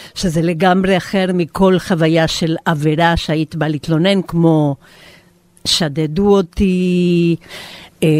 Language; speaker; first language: Hebrew; non-native, fluent; Spanish